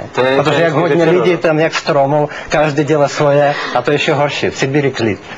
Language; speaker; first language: Czech; non-native, learner; Russian